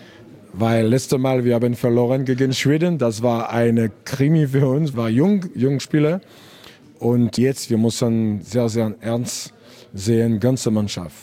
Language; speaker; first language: German; non-native, learner; French